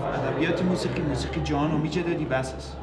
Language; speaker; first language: Persian; native; Persian